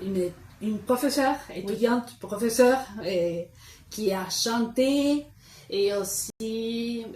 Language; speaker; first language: French; non-native, fluent; Spanish